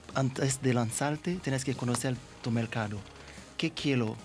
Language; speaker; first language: Spanish; non-native, learner; Haitian Creole